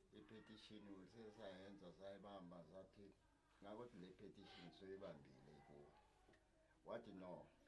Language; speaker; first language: Zulu; native; Zulu